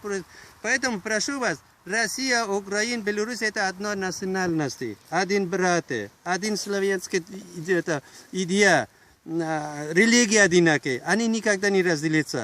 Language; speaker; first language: Russian; non-native, learner; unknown